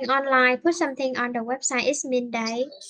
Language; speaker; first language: English; non-native, fluent; Vietnamese